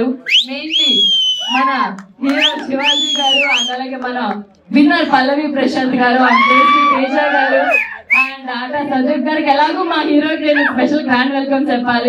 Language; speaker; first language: Telugu; native; Telugu